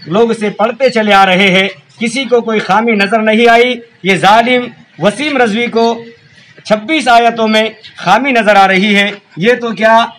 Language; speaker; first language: Hindi; native; Hindi